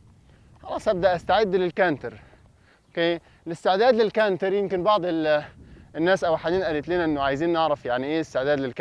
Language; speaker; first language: Arabic; native; Arabic